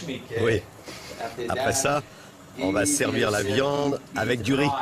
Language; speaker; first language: French; non-native, fluent; Persian